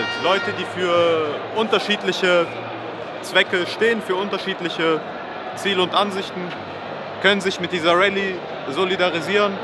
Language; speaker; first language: German; native; German